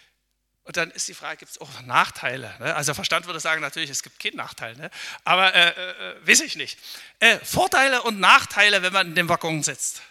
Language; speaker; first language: German; native; German